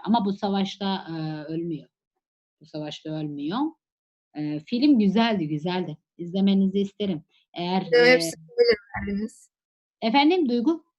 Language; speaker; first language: Turkish; native; Turkish